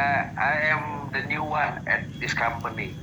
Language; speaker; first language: English; non-native, learner; Indonesian